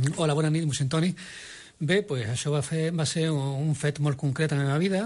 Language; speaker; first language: Catalan; non-native, local second language; Spanish